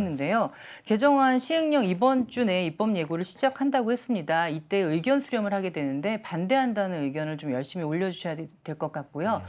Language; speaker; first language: Korean; native; Korean